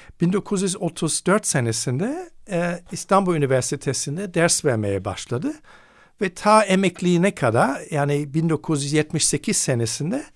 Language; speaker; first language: Turkish; non-native, fluent; German